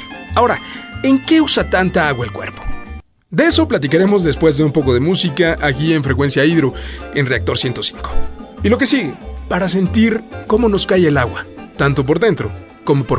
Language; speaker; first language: Spanish; native; Spanish